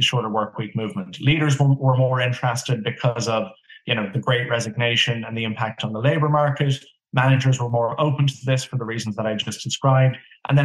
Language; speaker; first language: English; native; English